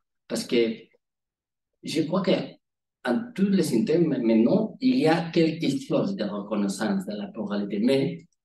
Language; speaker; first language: French; non-native, learner; Spanish